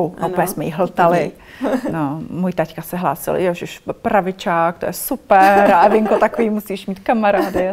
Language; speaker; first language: Czech; native; Czech